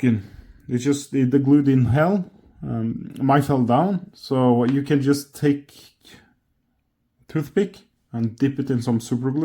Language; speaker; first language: English; non-native, fluent; Norwegian